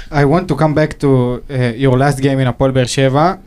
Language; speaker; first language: English; non-native, learner; Hebrew